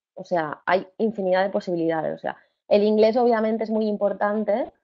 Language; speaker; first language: Spanish; native; Spanish